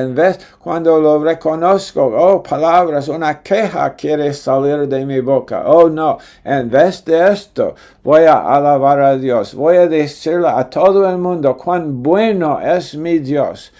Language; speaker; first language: Spanish; non-native, fluent; English